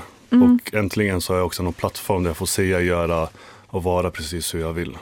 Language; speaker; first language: Swedish; early bilingual, other home language; Finnish